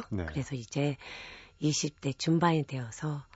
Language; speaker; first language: Korean; non-native, fluent; Japanese